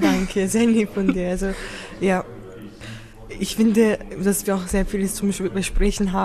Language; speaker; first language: German; early bilingual, other home language; Turkish